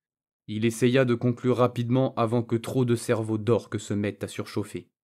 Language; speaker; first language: French; native; French